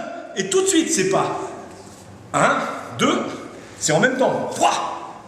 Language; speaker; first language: French; native; French